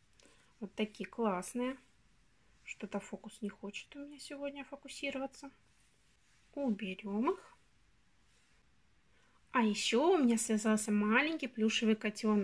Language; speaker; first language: Russian; native; Russian